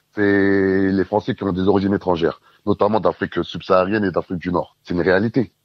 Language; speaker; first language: French; native; French